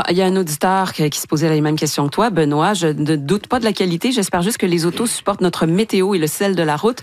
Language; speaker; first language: French; native; French